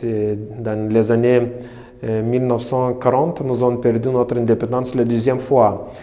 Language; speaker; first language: French; non-native, fluent; Lithuanian